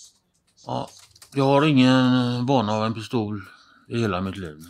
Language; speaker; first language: Swedish; native; Swedish